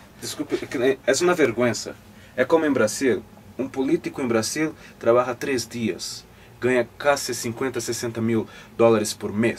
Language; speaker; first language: Spanish; non-native, fluent; Portuguese